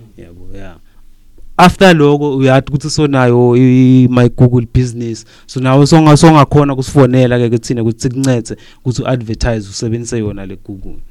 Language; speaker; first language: Zulu; non-native, local second language; Swati